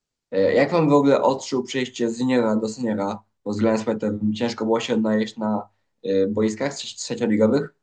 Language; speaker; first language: Polish; native; Polish